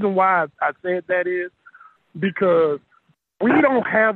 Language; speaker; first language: English; native; English